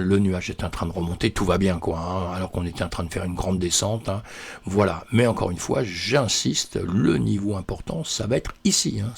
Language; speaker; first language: French; native; French